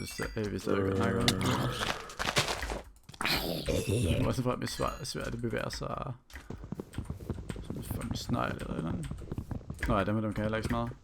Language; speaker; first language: Danish; native; Danish